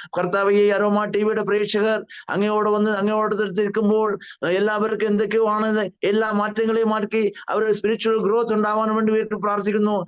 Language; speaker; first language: Malayalam; native; Malayalam